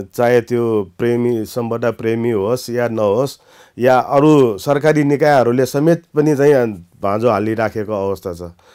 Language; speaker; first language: Nepali; non-native, local second language; Newari